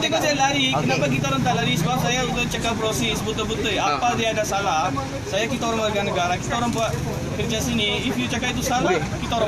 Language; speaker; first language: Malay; non-native, fluent; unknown